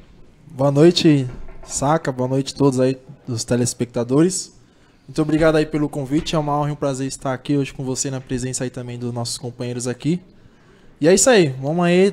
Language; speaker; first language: Portuguese; native; Portuguese